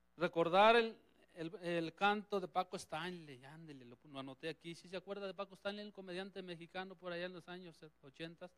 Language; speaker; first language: Spanish; native; Spanish